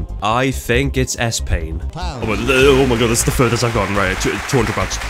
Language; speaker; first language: English; native; English